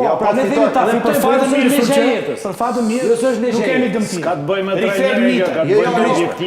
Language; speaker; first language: Albanian; native; Albanian